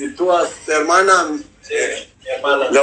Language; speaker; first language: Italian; non-native, learner; Albanian